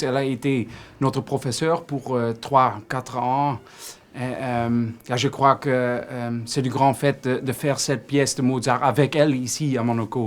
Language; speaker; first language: French; non-native, fluent; Dutch